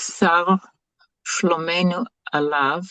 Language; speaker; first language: Hebrew; non-native, learner; English